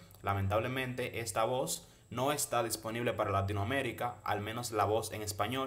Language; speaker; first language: Spanish; native; Spanish